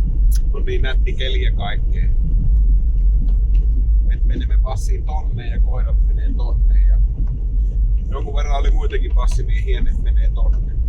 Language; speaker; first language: Finnish; native; Finnish